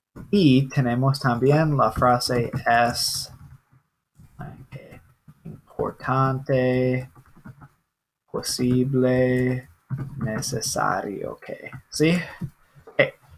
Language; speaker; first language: Spanish; non-native, fluent; English